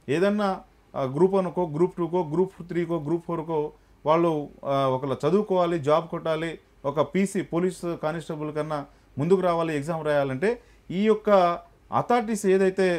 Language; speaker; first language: Telugu; non-native, local second language; Lambadi